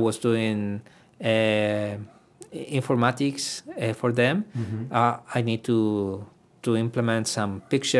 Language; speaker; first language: English; non-native, fluent; Spanish